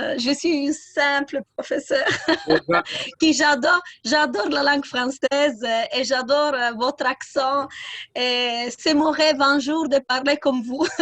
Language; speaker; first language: French; non-native, fluent; Italian